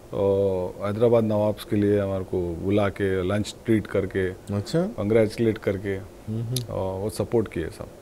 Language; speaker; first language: Hindi; non-native, local second language; Telugu